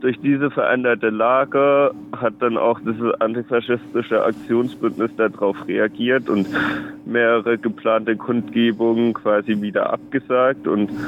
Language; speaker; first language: German; native; German